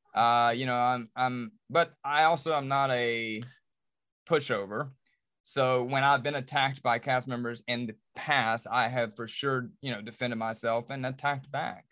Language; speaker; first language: English; native; English